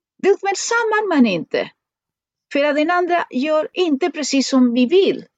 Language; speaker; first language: Swedish; non-native, fluent; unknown